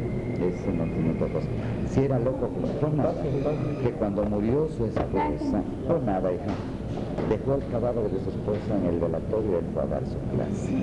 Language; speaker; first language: Spanish; native; Spanish